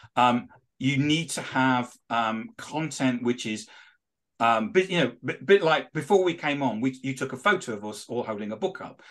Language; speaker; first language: English; native; English